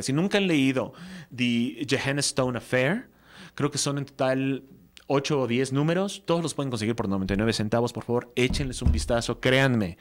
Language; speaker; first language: Spanish; native; Spanish